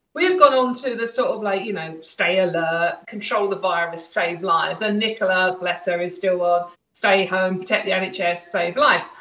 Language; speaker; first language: English; native; English